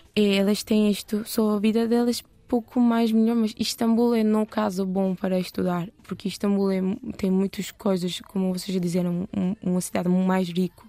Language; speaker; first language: Portuguese; non-native, learner; Turkish